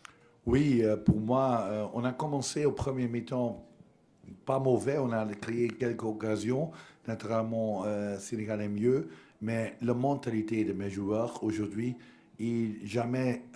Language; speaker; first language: French; non-native, learner; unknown